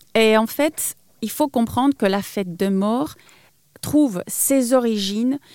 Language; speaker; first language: French; non-native, fluent; Spanish